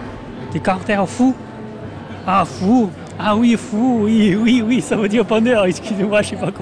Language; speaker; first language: French; non-native, fluent; Chinese